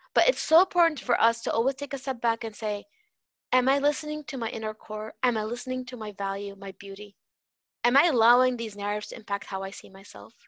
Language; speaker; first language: English; native; English